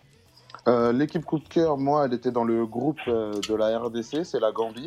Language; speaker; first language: French; native; French